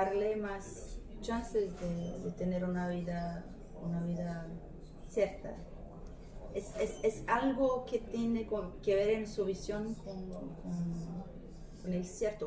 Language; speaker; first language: Spanish; non-native, fluent; Portuguese